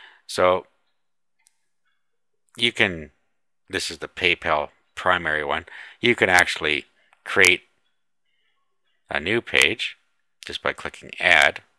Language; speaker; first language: English; native; English